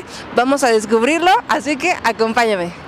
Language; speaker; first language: Spanish; native; Spanish